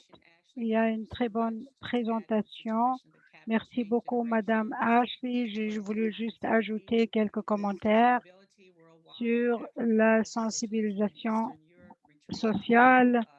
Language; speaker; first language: French; non-native, fluent; English